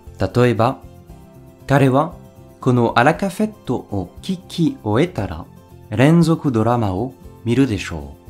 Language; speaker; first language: Japanese; non-native, fluent; French